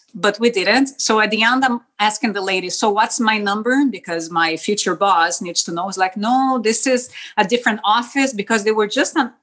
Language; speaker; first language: English; non-native, fluent; Spanish